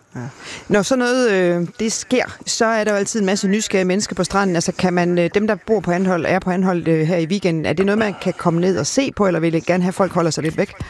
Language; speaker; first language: Danish; native; Danish